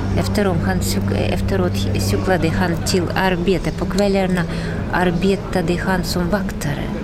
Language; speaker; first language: Swedish; non-native, learner; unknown